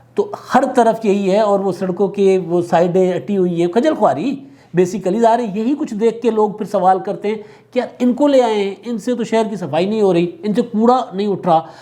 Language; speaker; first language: Urdu; non-native, local second language; Sindhi